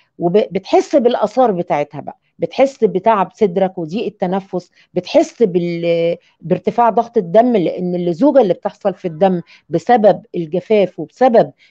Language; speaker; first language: Arabic; native; Arabic